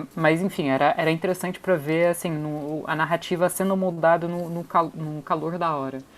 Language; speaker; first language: Portuguese; non-native, fluent; English